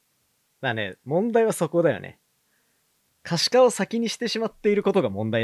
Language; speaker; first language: Japanese; native; Japanese